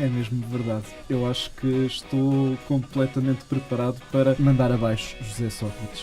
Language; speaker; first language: Portuguese; native; Portuguese